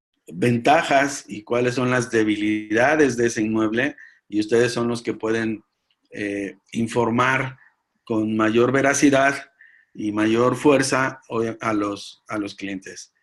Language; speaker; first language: Spanish; native; Spanish